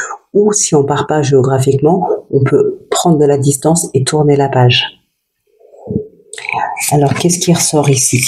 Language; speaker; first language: French; native; French